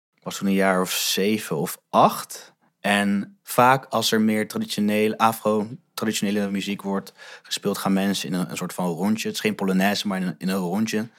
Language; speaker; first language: Dutch; native; Dutch